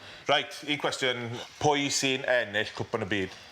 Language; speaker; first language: Welsh; non-native, learner; English